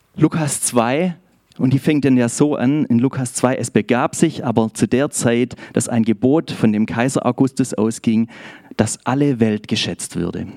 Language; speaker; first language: German; native; German